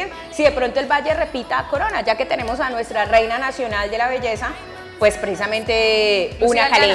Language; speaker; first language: Spanish; native; Spanish